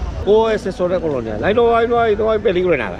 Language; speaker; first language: Spanish; native; Spanish